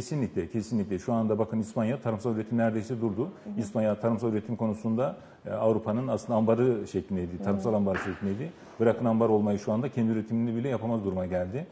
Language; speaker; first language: Turkish; native; Turkish